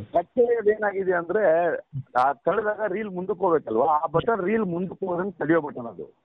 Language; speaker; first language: Kannada; native; Kannada